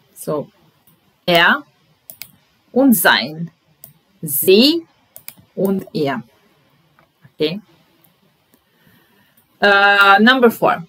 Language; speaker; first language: German; non-native, fluent; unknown